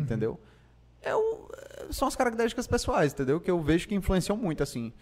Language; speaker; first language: Portuguese; native; Portuguese